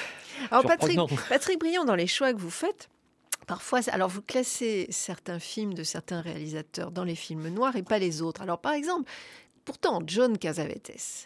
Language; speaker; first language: French; native; French